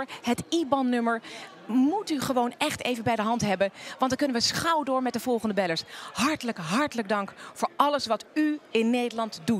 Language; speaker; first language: Dutch; native; Dutch